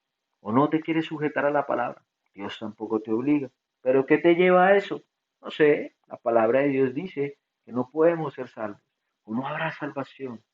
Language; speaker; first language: Spanish; native; Spanish